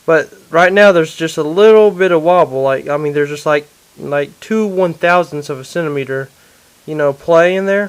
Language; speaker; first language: English; native; English